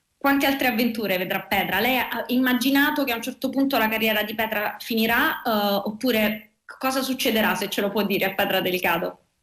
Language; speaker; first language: Italian; native; Italian